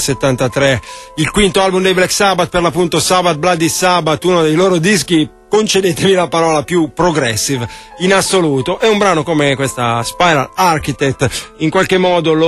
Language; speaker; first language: Italian; native; Italian